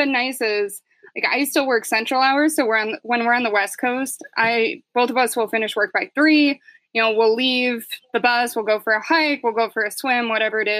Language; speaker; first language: English; native; English